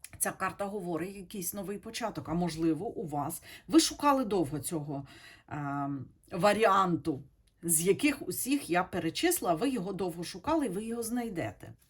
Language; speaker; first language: Ukrainian; non-native, local second language; Russian